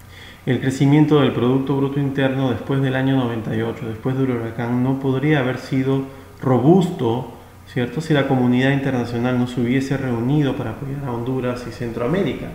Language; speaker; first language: Spanish; native; Spanish